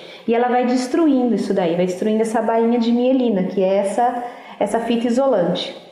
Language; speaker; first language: Portuguese; native; Portuguese